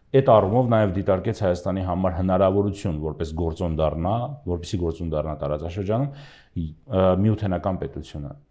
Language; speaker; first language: Armenian; native; Armenian